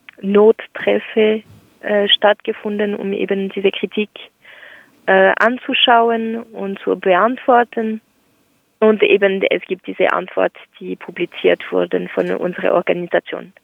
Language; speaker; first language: German; non-native, local second language; French